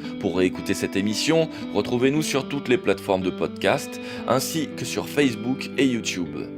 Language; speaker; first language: French; native; French